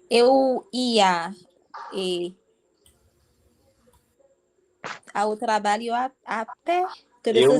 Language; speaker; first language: Portuguese; non-native, learner; Haitian Creole